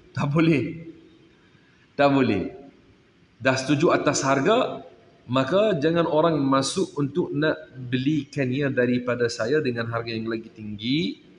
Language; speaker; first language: Malay; non-native, fluent; Arabic